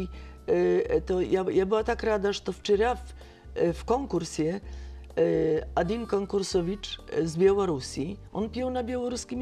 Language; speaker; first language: Russian; non-native, fluent; Polish